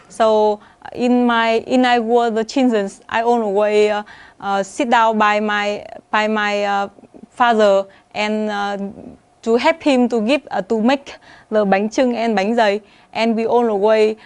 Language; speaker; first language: English; non-native, learner; Vietnamese